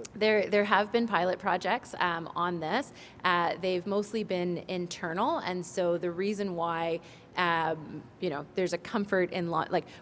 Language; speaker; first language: English; native; English